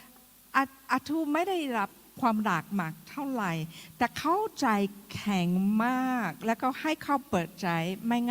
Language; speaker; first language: Thai; non-native, fluent; English